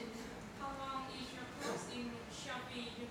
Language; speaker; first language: English; non-native, learner; Vietnamese